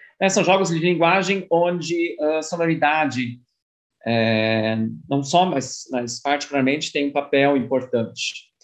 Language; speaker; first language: Portuguese; early bilingual, other home language; German